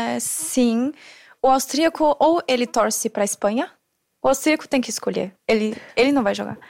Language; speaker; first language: Portuguese; non-native, fluent; German